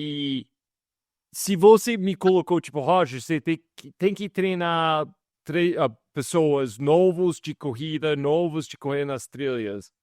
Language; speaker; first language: Portuguese; non-native, fluent; English